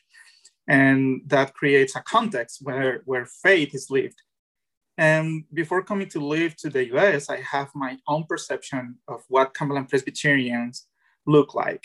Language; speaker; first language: English; non-native, fluent; Spanish